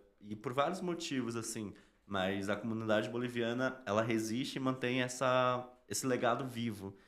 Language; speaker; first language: Portuguese; native; Portuguese